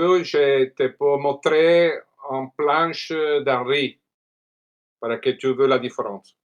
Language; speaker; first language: French; non-native, learner; Italian